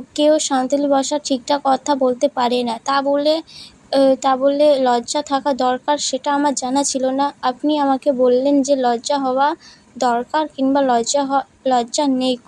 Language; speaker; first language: Bangla; non-native, local second language; Santali